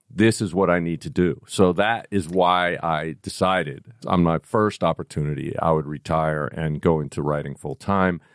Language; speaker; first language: English; native; English